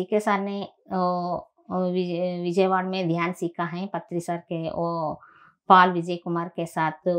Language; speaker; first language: Hindi; non-native, local second language; Telugu